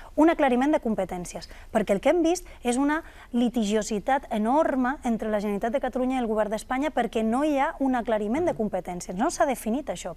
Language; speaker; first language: Catalan; non-native, local second language; Spanish